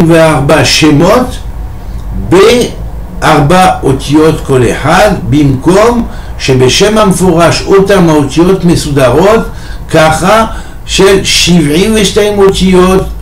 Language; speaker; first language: Hebrew; non-native, fluent; French